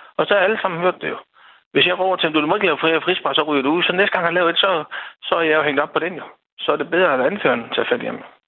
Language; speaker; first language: Danish; native; Danish